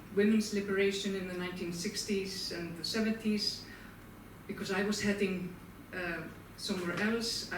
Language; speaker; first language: English; non-native, fluent; Icelandic